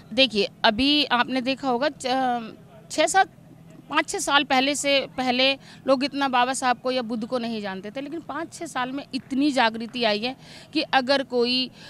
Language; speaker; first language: Hindi; native; Hindi